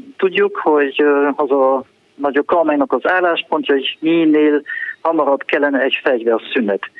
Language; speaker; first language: Hungarian; early bilingual, heritage; German